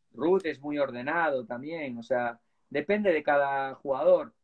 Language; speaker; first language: Spanish; native; Spanish